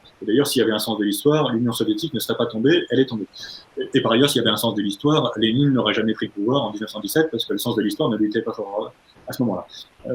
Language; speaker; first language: French; native; French